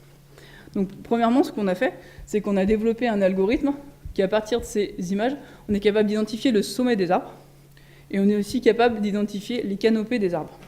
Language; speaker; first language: French; native; French